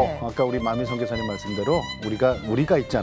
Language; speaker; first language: Korean; native; Korean